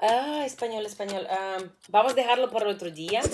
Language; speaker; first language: Spanish; non-native, fluent; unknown